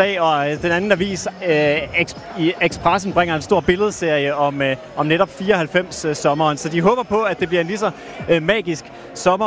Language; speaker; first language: Danish; native; Danish